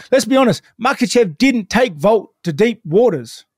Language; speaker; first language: English; native; English